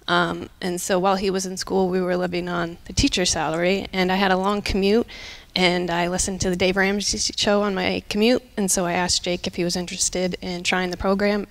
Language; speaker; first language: English; native; English